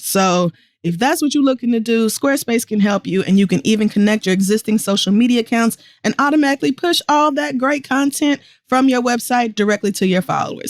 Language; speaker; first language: English; native; English